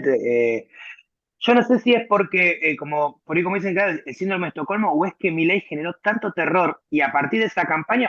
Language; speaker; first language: Spanish; native; Spanish